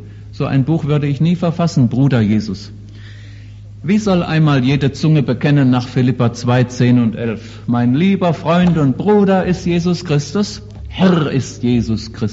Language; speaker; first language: German; native; German